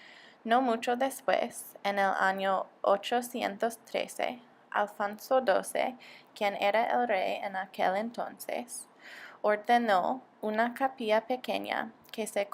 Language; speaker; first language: Spanish; non-native, learner; English